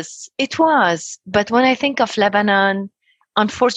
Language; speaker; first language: English; non-native, fluent; Arabic